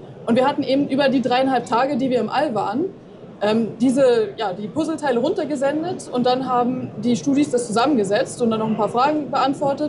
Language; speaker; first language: German; native; German